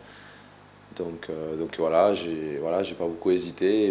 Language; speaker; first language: French; non-native, fluent; Spanish